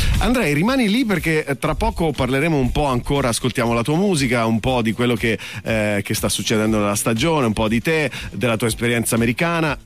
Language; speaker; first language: Italian; native; Italian